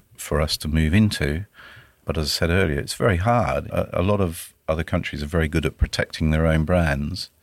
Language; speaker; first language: English; native; English